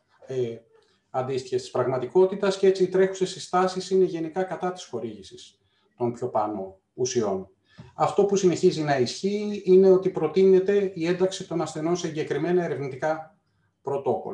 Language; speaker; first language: Greek; native; Greek